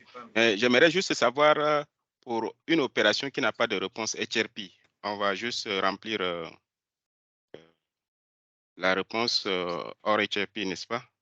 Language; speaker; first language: French; non-native, local second language; Malagasy